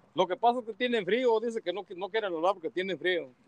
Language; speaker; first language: Spanish; native; Spanish